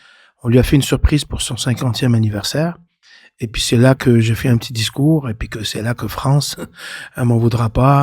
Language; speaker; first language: French; non-native, local second language; Arabic